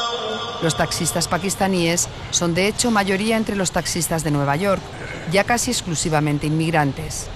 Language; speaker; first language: Spanish; native; Spanish